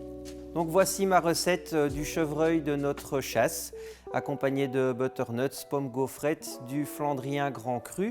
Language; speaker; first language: French; native; French